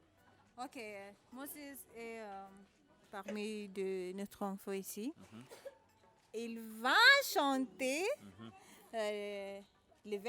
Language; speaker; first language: French; non-native, fluent; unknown